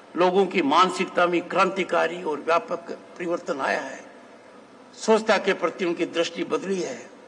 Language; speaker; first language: Hindi; native; Hindi